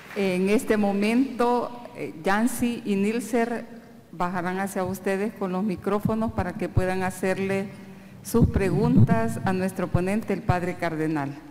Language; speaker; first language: Spanish; non-native, fluent; German